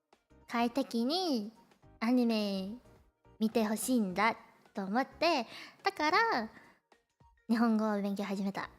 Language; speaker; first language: Japanese; non-native, learner; Cantonese